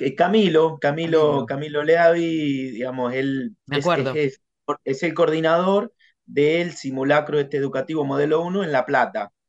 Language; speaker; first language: Spanish; native; Spanish